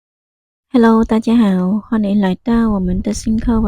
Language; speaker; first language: Chinese; non-native, fluent; Khmer